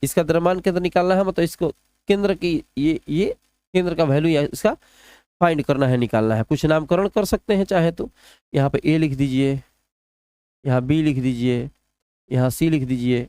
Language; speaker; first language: Hindi; non-native, local second language; Bhojpuri